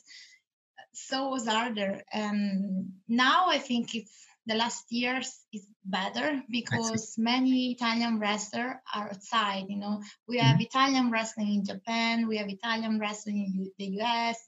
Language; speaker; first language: English; non-native, fluent; Italian